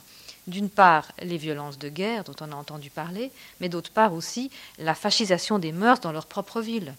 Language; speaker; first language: French; native; French